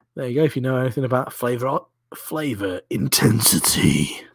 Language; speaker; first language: English; native; English